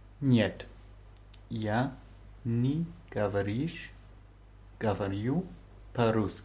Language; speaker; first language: Russian; non-native, learner; German